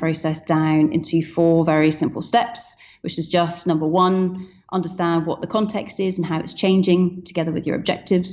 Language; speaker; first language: English; native; English